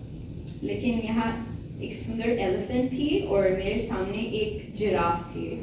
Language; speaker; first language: Hindi; non-native, learner; Bangla